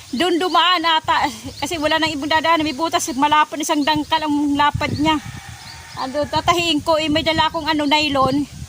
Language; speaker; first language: Filipino; non-native, local second language; Waray